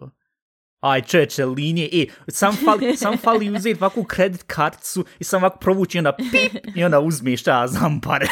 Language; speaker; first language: Bosnian; early bilingual, heritage; Bosnian